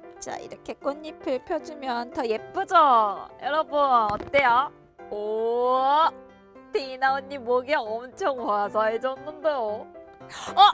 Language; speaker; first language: Korean; native; Korean